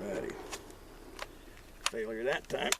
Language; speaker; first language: English; native; English